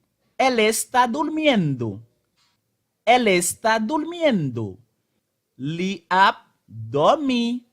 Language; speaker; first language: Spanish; non-native, fluent; Haitian Creole